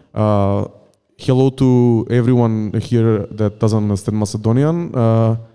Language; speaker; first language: English; non-native, fluent; Macedonian